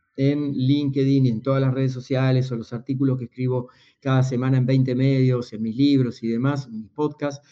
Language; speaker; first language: Spanish; native; Spanish